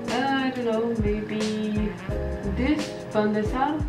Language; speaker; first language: English; non-native, fluent; Portuguese